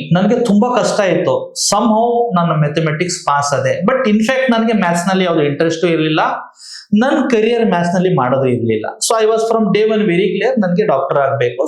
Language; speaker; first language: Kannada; non-native, local second language; Marathi